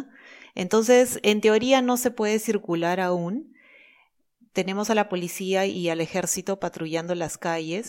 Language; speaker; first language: Spanish; native; Spanish